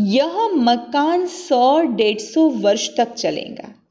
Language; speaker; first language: Hindi; non-native, local second language; Gujarati